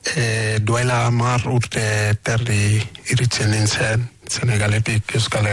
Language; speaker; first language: Basque; non-native, learner; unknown